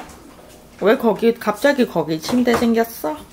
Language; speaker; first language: Korean; non-native, fluent; Cantonese